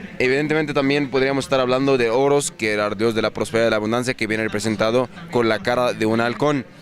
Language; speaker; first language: Spanish; non-native, fluent; Arabic